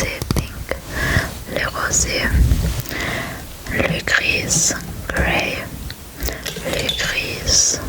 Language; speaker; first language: French; non-native, learner; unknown